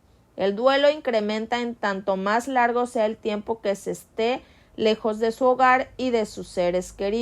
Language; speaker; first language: Spanish; native; Spanish